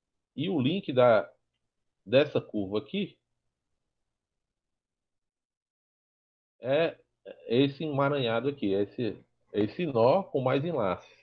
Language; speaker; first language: Portuguese; native; Portuguese